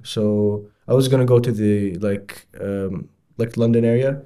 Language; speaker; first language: English; non-native, fluent; Arabic